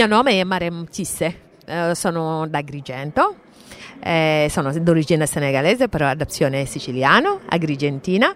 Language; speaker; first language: Italian; non-native, fluent; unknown